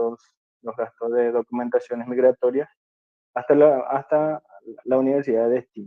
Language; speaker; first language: Spanish; native; Spanish